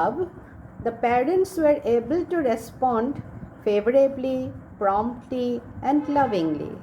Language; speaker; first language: English; non-native, local second language; Assamese